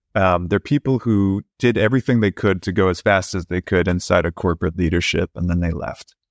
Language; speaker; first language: English; native; English